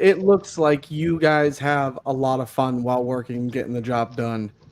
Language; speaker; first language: English; native; English